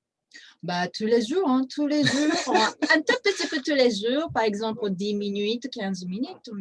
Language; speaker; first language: French; non-native, fluent; Japanese